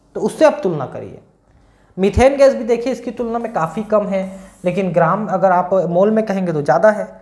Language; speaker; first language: Hindi; native; Hindi